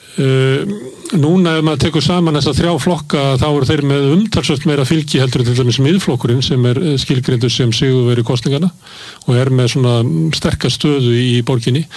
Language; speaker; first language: Icelandic; native; Icelandic